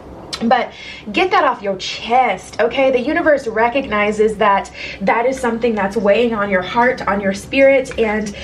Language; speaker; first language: English; native; English